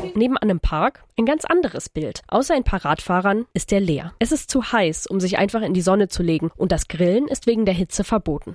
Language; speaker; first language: German; native; German